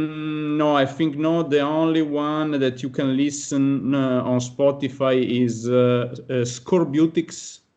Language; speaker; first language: English; non-native, fluent; Italian